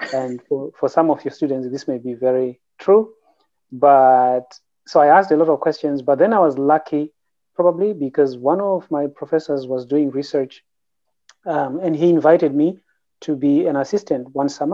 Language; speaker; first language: English; non-native, local second language; Shona